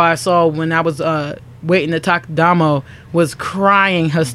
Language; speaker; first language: English; native; English